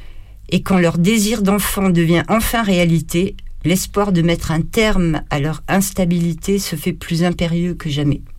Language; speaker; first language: French; native; French